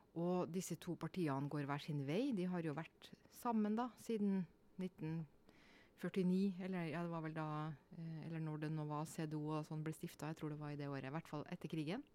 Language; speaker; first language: Norwegian; native; Norwegian